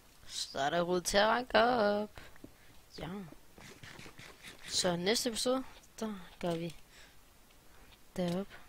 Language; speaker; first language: Danish; native; Danish